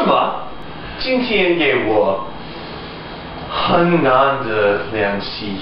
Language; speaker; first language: Chinese; non-native, learner; English